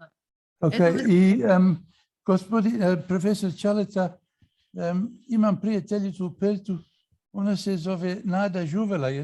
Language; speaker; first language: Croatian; early bilingual, heritage; English